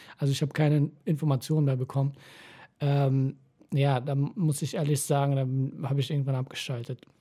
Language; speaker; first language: German; early bilingual, other home language; Persian